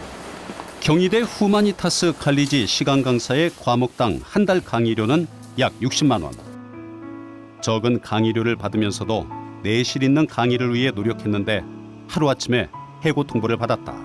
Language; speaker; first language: Korean; native; Korean